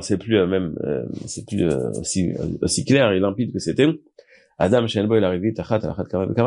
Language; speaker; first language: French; native; French